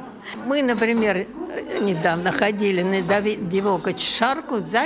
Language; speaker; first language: Czech; non-native, learner; Russian